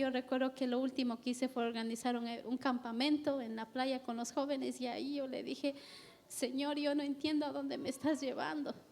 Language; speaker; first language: Spanish; native; Spanish